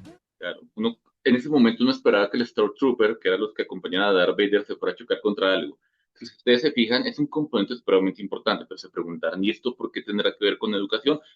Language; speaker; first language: Spanish; native; Spanish